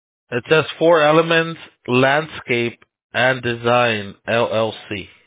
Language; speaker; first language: English; early bilingual, other home language; Spanish